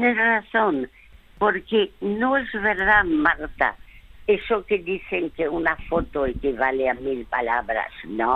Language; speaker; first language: Spanish; non-native, fluent; French